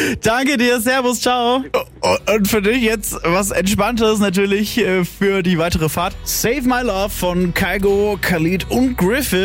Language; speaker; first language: German; native; German